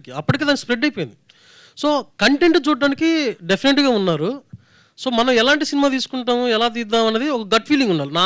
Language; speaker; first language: Telugu; native; Telugu